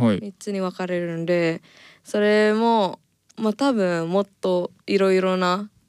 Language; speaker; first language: Japanese; non-native, fluent; Indonesian